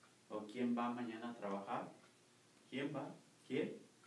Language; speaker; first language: Spanish; native; Spanish